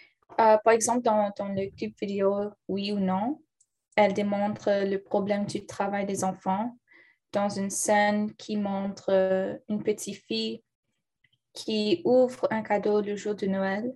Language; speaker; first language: French; non-native, learner; English